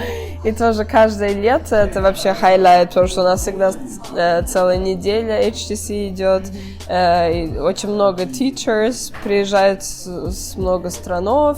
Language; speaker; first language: Russian; early bilingual, heritage; Russian